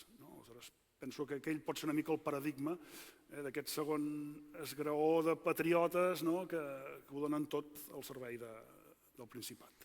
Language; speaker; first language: Catalan; native; Catalan